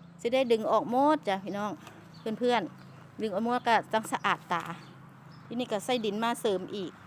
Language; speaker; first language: Thai; non-native, local second language; Lao